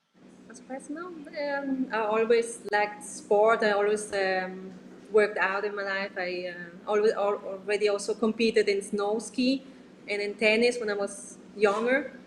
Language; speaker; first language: English; non-native, learner; Italian